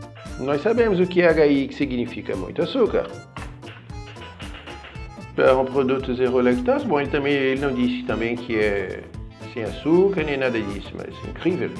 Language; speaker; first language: Portuguese; non-native, fluent; French